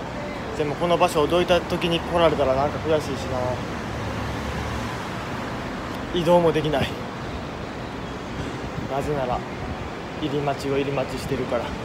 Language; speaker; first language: Japanese; native; Japanese